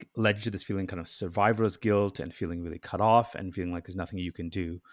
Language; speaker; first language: English; native; English